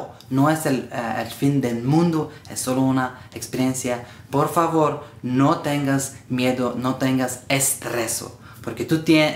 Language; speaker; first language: Spanish; non-native, learner; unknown